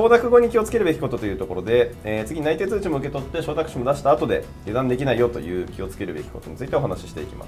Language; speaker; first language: Japanese; native; Japanese